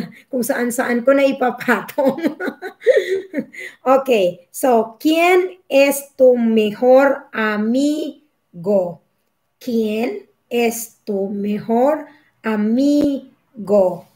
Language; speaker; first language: Spanish; non-native, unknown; Filipino